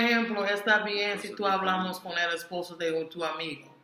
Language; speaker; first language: Spanish; non-native, learner; English